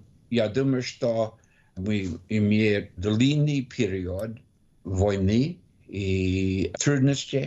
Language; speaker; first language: Russian; non-native, learner; English